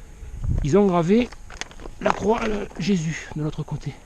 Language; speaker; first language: French; native; French